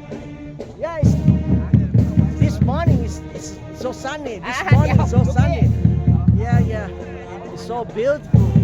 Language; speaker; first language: English; non-native, learner; Thai